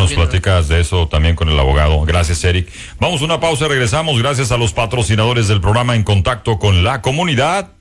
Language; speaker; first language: Spanish; native; Spanish